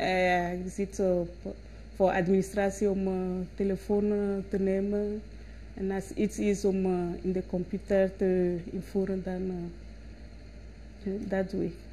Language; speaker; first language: Dutch; non-native, learner; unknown